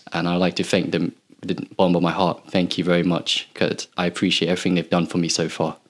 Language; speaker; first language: English; native; English